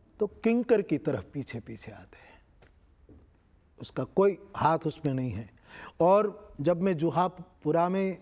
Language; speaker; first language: Hindi; non-native, local second language; Gujarati